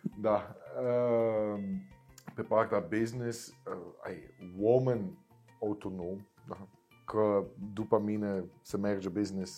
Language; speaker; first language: Romanian; non-native, learner; Dutch